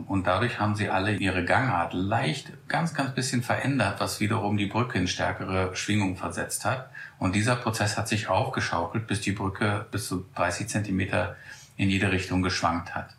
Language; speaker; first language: German; native; German